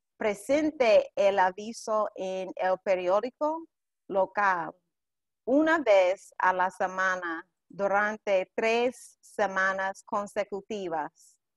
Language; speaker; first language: Spanish; non-native, fluent; English